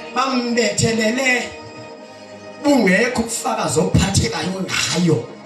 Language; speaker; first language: Zulu; non-native, local second language; Xhosa